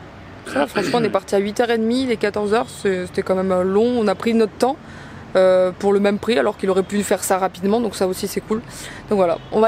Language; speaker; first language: French; native; French